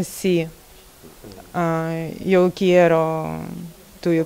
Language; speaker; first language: Spanish; non-native, learner; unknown